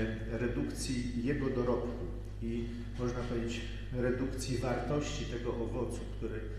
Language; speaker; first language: Polish; native; Polish